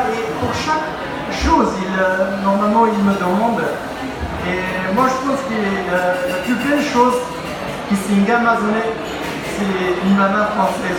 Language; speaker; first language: French; non-native, learner; Pashto